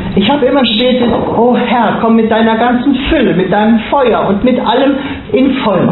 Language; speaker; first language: German; native; German